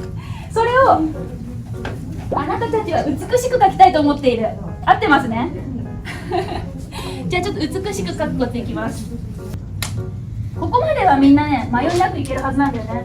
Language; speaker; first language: Japanese; native; Japanese